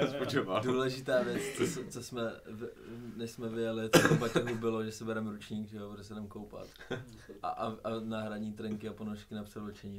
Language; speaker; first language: Czech; native; Czech